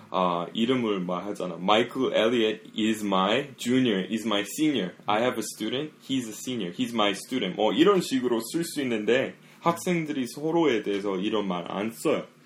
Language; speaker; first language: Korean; non-native, fluent; English